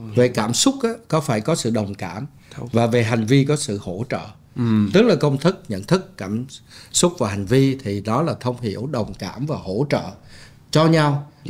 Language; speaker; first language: Vietnamese; native; Vietnamese